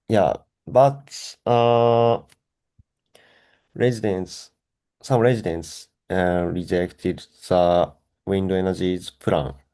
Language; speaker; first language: English; non-native, learner; Japanese